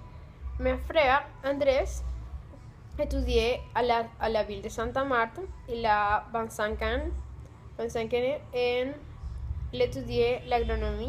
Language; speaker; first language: French; non-native, learner; Spanish